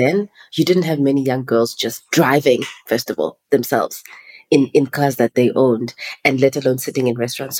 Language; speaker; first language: English; non-native, local second language; Xhosa